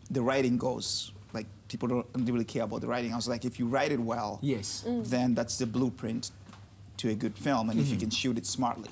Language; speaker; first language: English; non-native, local second language; Russian